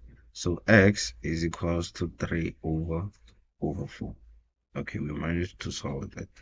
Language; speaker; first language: English; non-native, local second language; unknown